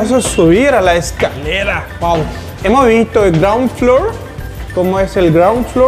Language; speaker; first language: Spanish; non-native, fluent; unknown